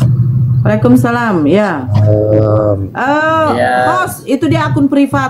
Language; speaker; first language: Indonesian; native; Indonesian